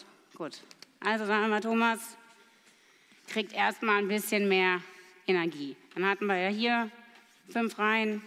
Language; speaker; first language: German; native; German